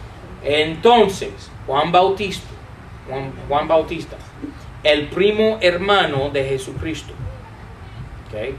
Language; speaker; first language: Spanish; non-native, fluent; English